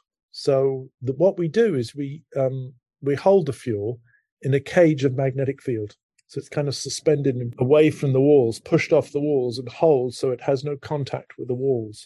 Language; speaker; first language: English; native; English